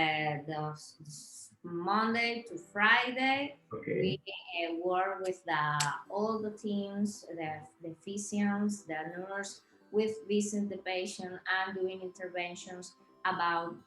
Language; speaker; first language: English; non-native, learner; Spanish